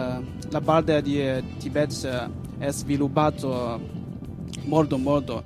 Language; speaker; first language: Italian; non-native, learner; Chinese